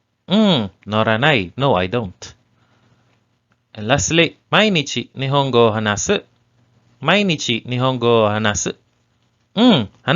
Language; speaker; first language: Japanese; non-native, learner; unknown